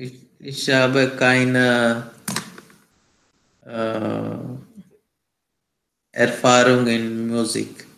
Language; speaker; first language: German; non-native, learner; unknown